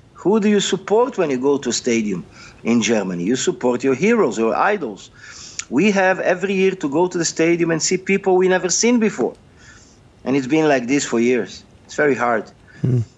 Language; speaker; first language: English; non-native, fluent; Portuguese